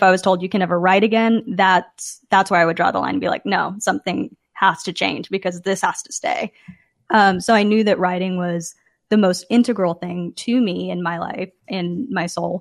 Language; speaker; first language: English; native; English